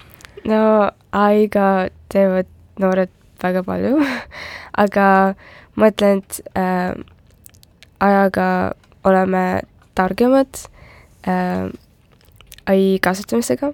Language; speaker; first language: Estonian; non-native, local second language; Russian